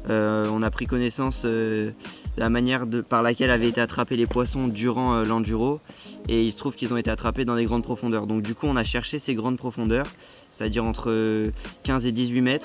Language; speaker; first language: French; native; French